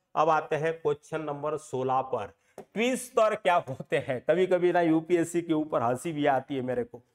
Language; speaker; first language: Hindi; non-native, local second language; Marathi